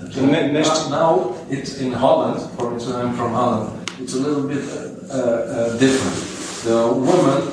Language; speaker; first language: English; non-native, fluent; Dutch